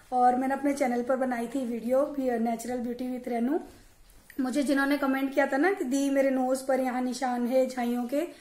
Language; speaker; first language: Hindi; native; Hindi